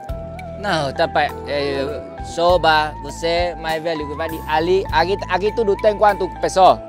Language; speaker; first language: Portuguese; non-native, learner; Vietnamese